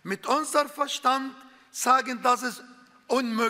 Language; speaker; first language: German; non-native, fluent; Arabic